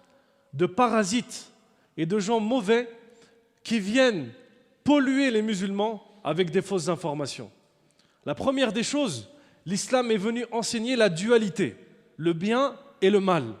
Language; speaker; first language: French; native; French